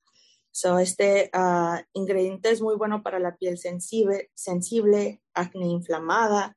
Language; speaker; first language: Spanish; early bilingual, heritage; Spanish